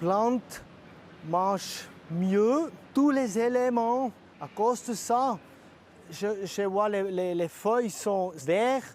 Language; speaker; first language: French; non-native, local second language; German